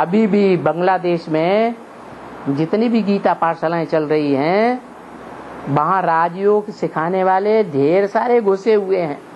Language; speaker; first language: Hindi; native; Hindi